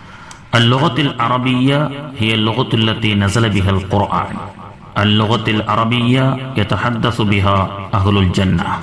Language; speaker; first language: Arabic; non-native, fluent; Tamil